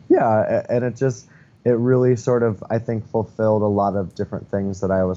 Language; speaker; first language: English; native; English